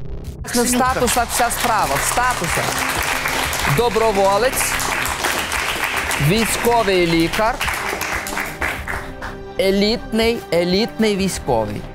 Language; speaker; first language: Ukrainian; native; Ukrainian